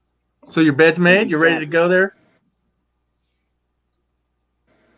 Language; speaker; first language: English; native; English